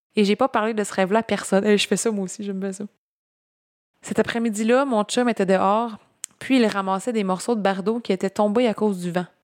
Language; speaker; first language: French; native; French